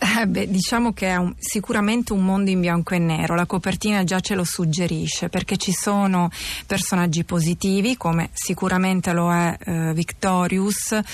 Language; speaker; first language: Italian; native; Italian